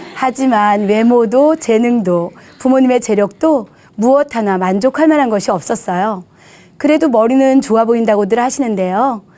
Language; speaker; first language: Korean; native; Korean